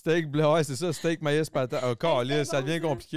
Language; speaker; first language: French; native; French